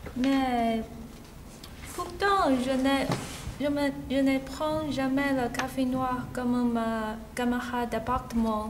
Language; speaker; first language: French; non-native, learner; Chinese